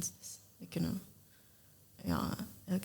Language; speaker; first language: Dutch; non-native, learner; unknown